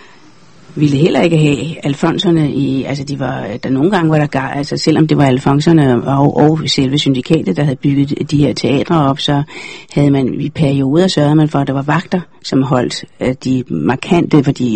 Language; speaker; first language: Danish; native; Danish